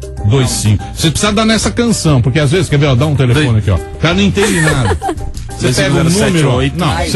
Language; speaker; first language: Portuguese; native; Portuguese